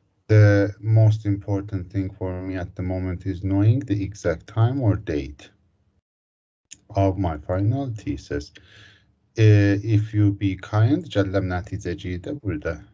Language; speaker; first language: English; non-native, fluent; Azerbaijani